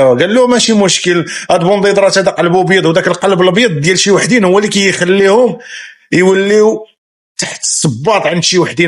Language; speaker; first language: Arabic; native; Arabic